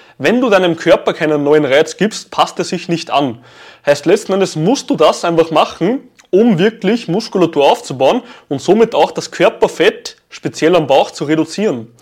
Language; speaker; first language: German; native; German